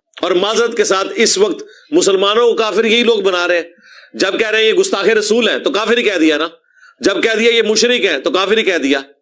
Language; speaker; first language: Urdu; non-native, local second language; Punjabi